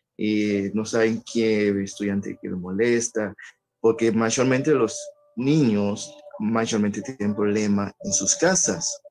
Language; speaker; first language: Spanish; early bilingual, other home language; Haitian Creole